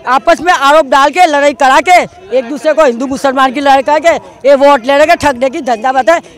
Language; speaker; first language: Hindi; non-native, local second language; Gujarati